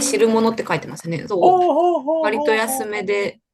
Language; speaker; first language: Japanese; native; Japanese